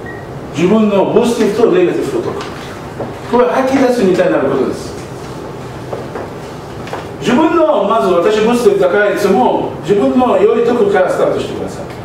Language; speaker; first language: Japanese; non-native, learner; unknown